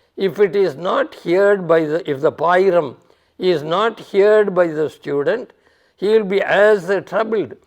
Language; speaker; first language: English; non-native, local second language; Tamil